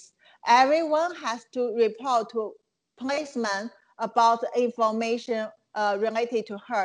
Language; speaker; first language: English; non-native, fluent; Chinese